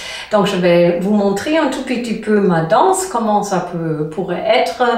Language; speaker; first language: French; non-native, learner; German